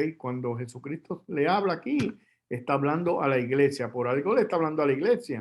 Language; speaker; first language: Spanish; native; Spanish